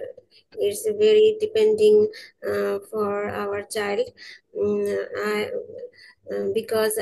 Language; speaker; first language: English; non-native, learner; Bangla